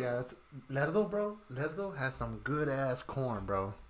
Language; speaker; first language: English; early bilingual, other home language; Spanish